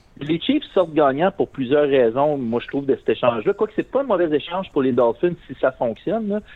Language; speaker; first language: French; native; French